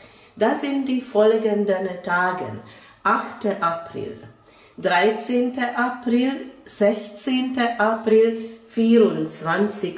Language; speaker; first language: German; non-native, fluent; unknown